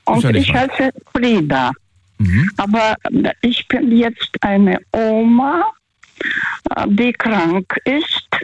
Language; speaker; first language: German; early bilingual, other home language; Russian